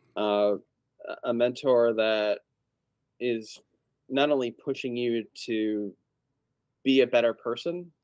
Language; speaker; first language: English; native; English